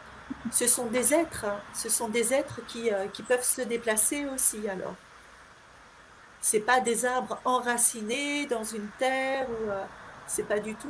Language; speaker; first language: French; native; French